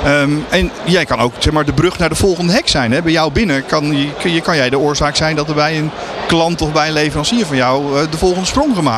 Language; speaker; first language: Dutch; native; Dutch